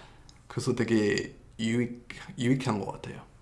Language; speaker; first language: Korean; non-native, fluent; English